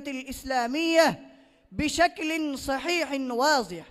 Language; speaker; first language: Arabic; non-native, learner; Bangla